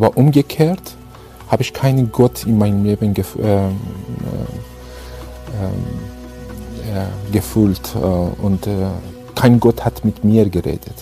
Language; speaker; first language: German; non-native, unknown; Persian